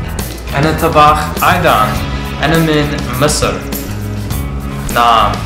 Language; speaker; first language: Arabic; non-native, learner; English